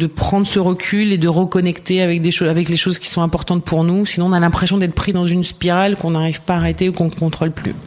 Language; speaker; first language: French; native; French